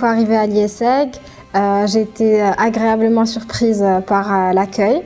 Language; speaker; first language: French; non-native, local second language; Arabic